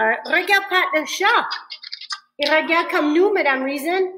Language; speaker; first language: French; non-native, fluent; English